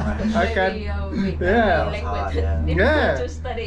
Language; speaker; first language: English; non-native, learner; Vietnamese